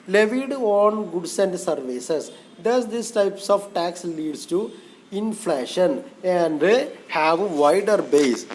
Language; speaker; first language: English; non-native, local second language; Malayalam